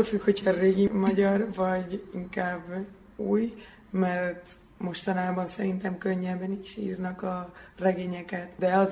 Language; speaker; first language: Hungarian; early bilingual, heritage; Hungarian